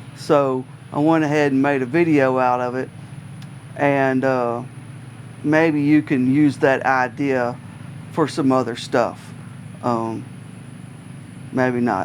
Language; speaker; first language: English; native; English